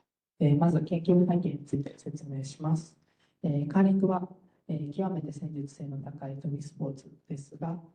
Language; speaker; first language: Japanese; native; Japanese